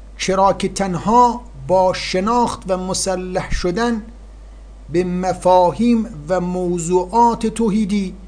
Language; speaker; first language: Persian; native; Persian